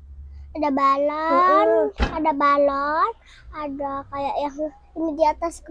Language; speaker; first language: Indonesian; native; Indonesian